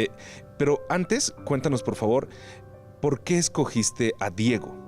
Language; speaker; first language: Spanish; native; Spanish